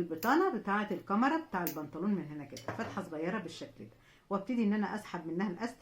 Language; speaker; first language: Arabic; native; Arabic